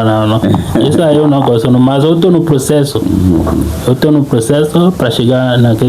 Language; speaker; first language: Portuguese; non-native, fluent; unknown